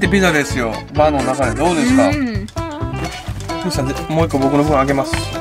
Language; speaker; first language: Japanese; native; Japanese